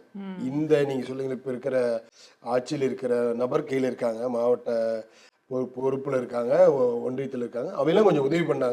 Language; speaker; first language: Tamil; native; Tamil